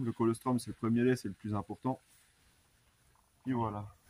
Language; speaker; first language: French; native; French